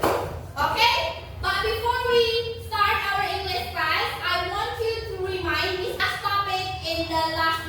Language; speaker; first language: English; non-native, learner; Indonesian